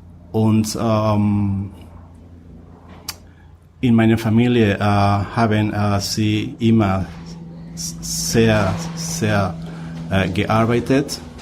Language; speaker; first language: German; non-native, learner; Spanish